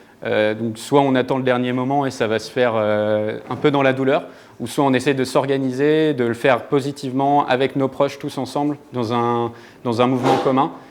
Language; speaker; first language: French; native; French